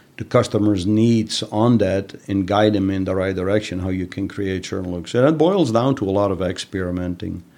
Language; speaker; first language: English; non-native, fluent; Dutch